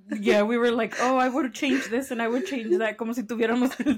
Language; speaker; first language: English; early bilingual, other home language; Spanish